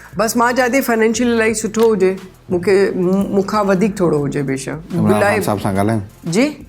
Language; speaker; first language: Sindhi; non-native, local second language; Urdu